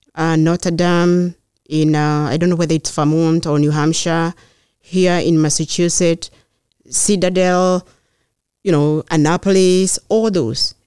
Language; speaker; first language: English; non-native, local second language; Kikuyu